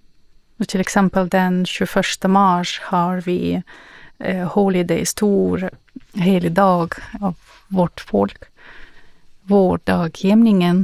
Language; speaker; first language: Swedish; non-native, learner; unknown